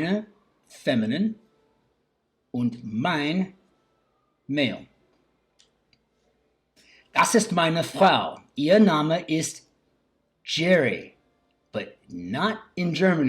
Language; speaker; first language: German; non-native, learner; English